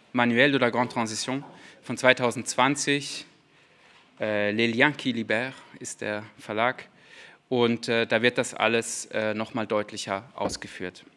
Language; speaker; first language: German; native; German